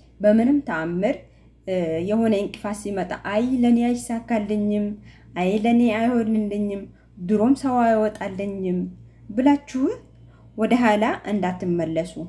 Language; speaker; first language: Amharic; native; Amharic